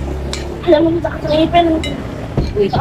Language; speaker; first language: Filipino; native; Filipino